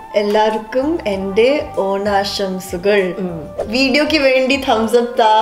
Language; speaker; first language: Malayalam; early bilingual, heritage; Malayalam